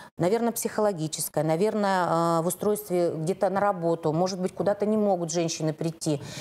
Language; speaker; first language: Russian; native; Russian